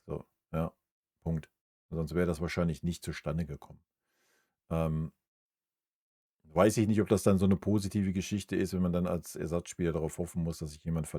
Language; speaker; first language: German; native; German